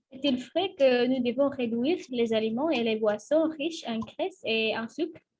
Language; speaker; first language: French; non-native, learner; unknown